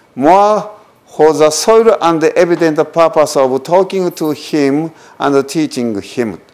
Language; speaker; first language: English; non-native, fluent; Japanese